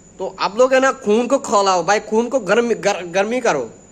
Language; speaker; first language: Hindi; non-native, learner; Bangla